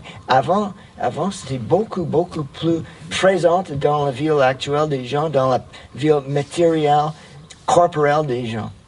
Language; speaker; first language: French; non-native, fluent; English